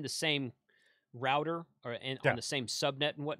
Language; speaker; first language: English; native; English